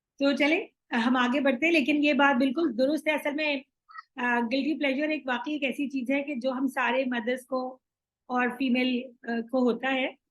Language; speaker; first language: Urdu; native; Urdu